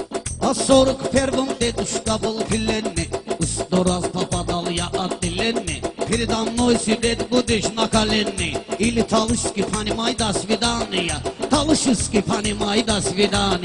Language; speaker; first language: Russian; non-native, learner; Talysh